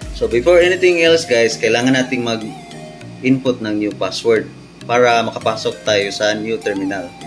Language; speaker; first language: Filipino; non-native, local second language; Cebuano